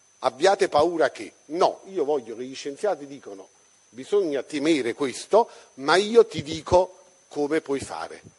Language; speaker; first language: Italian; native; Italian